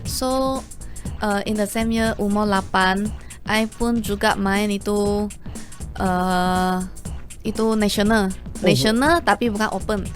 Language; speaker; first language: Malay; non-native, local second language; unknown